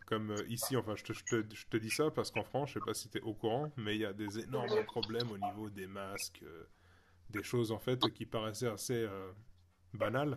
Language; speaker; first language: French; native; French